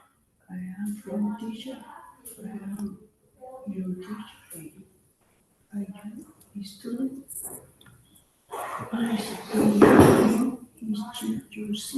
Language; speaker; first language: English; non-native, learner; Spanish